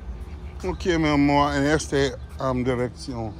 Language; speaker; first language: Spanish; non-native, learner; English